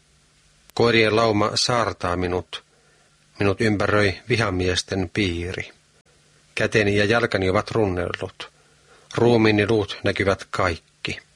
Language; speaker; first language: Finnish; native; Finnish